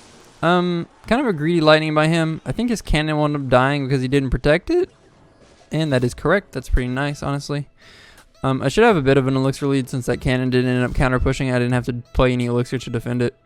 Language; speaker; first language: English; native; English